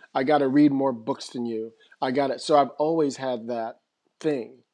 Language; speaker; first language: English; native; English